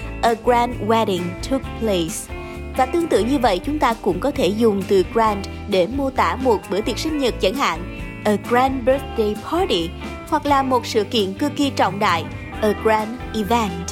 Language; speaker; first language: Vietnamese; native; Vietnamese